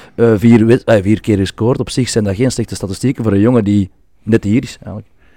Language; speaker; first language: Dutch; native; Dutch